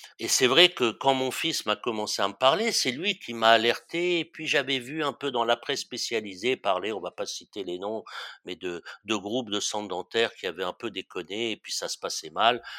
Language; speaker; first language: French; early bilingual, other home language; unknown